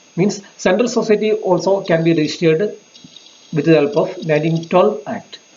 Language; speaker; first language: English; non-native, local second language; Malayalam